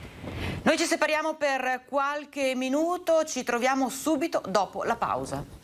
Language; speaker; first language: Italian; native; Italian